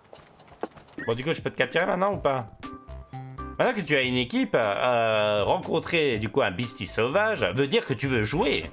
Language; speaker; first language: French; native; French